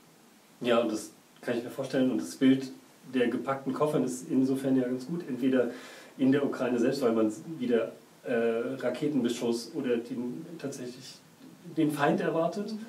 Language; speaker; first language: German; native; German